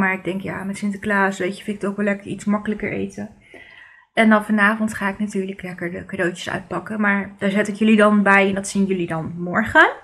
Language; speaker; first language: Dutch; native; Dutch